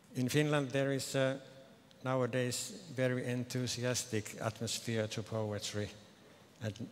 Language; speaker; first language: English; non-native, fluent; Finnish